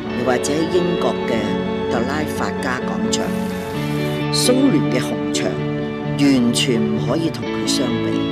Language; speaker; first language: Chinese; non-native, local second language; Cantonese